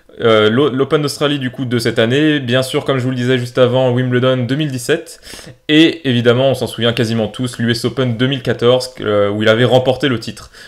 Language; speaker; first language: French; native; French